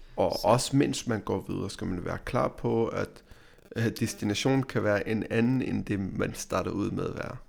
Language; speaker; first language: Danish; early bilingual, other home language; Arabic